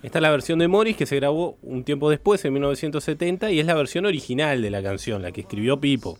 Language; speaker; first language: Spanish; native; Spanish